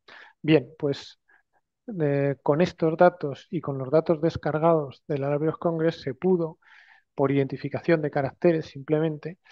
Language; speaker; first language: Spanish; native; Spanish